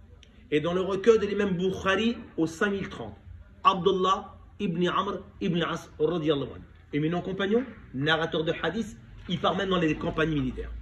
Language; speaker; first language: French; native; French